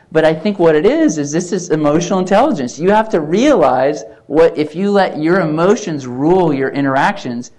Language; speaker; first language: English; native; English